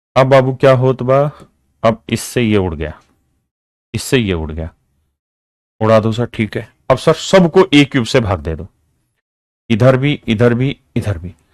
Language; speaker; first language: Hindi; native; Hindi